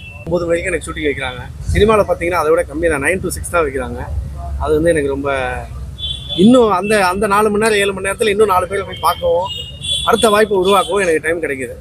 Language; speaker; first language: Tamil; native; Tamil